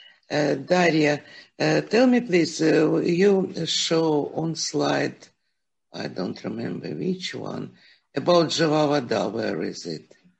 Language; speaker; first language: English; non-native, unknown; Ukrainian